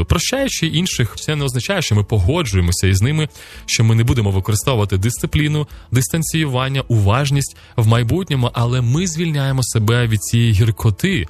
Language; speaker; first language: Ukrainian; native; Ukrainian